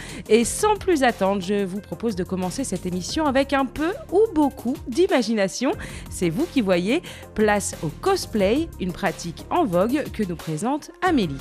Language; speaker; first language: French; native; French